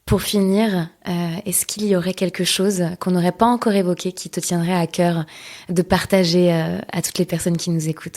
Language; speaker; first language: French; native; French